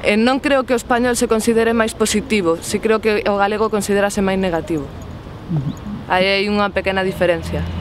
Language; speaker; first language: Galician; non-native, local second language; Spanish